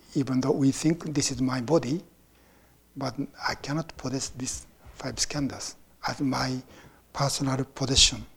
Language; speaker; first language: English; non-native, fluent; Japanese